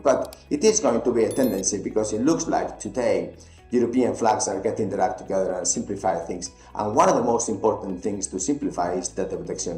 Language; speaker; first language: English; non-native, fluent; Spanish